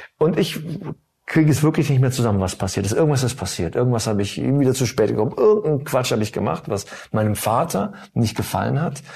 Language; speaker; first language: German; early bilingual, other home language; Turkish